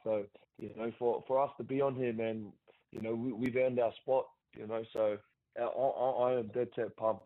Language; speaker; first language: English; native; English